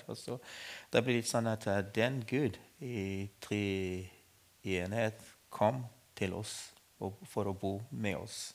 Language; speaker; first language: Norwegian; non-native, fluent; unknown